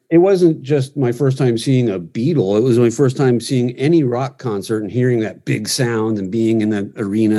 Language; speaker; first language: English; native; English